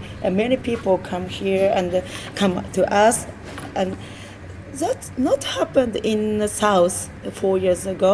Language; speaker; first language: English; non-native, learner; Japanese